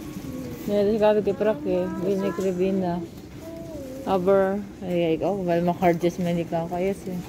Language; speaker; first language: German; non-native, learner; Filipino